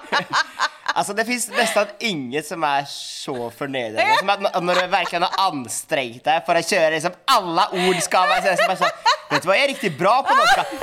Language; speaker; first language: Swedish; non-native, fluent; Norwegian